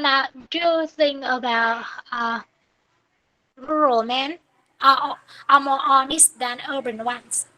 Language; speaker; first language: English; non-native, learner; Vietnamese